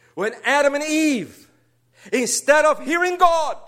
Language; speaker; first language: English; non-native, fluent; Portuguese